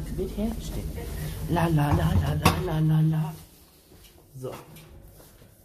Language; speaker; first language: German; native; German